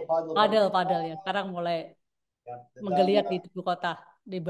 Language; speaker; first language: Indonesian; native; Indonesian